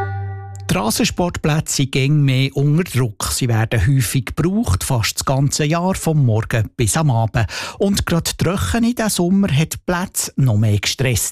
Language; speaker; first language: German; native; German